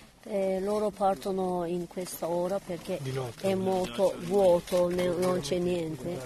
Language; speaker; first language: Italian; non-native, learner; Kurdish